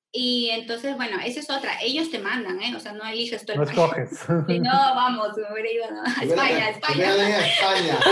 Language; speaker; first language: Spanish; native; Spanish